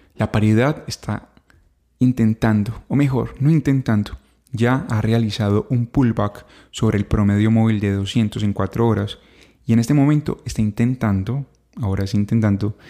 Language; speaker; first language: Spanish; native; Spanish